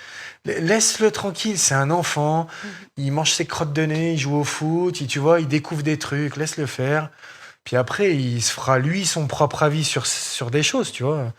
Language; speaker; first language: French; native; French